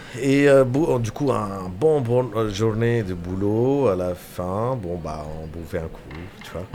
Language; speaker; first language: French; non-native, fluent; Hindi